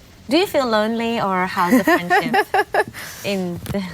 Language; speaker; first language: English; non-native, fluent; Thai